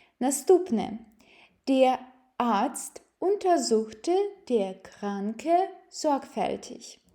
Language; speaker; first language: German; non-native, fluent; Ukrainian